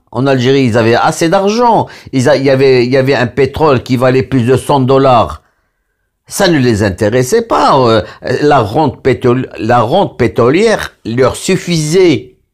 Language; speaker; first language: French; non-native, local second language; Arabic